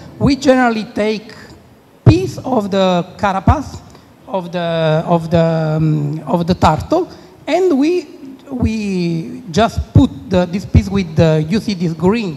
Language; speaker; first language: English; non-native, fluent; Italian